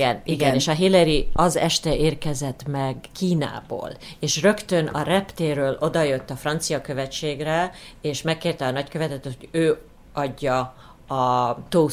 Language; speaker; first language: Hungarian; early bilingual, heritage; Hungarian